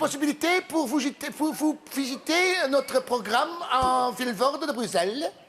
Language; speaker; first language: French; non-native, learner; Dutch